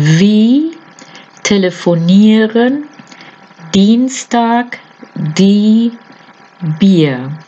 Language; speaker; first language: German; non-native, fluent; Spanish